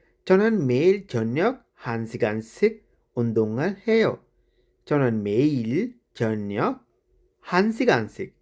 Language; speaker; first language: Korean; non-native, fluent; Sinhala